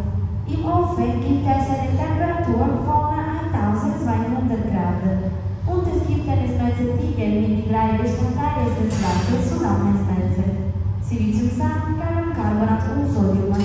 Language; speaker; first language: German; non-native, learner; Italian